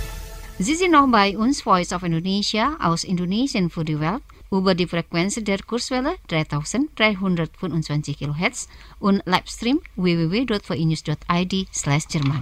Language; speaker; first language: German; non-native, fluent; Indonesian